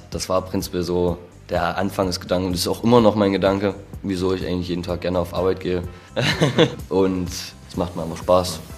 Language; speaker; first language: German; native; German